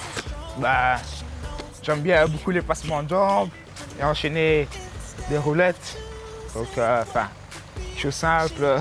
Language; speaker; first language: French; early bilingual, other home language; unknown